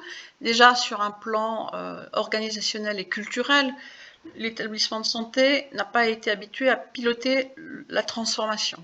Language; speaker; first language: French; native; French